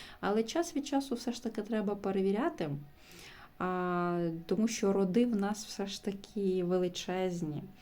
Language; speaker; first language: Ukrainian; non-native, local second language; Russian